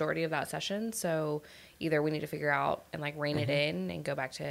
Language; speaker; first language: English; native; English